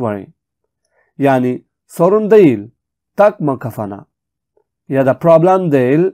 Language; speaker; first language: Turkish; non-native, fluent; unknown